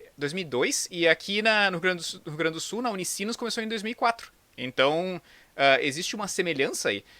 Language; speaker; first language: Portuguese; native; Portuguese